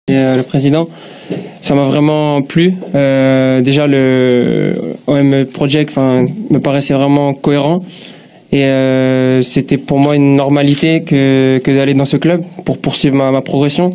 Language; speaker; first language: French; native; French